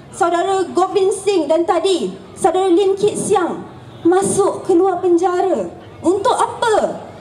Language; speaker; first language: Malay; native; Malay